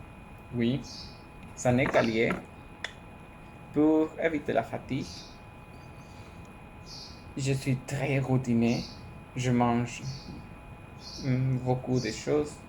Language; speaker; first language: French; non-native, learner; Spanish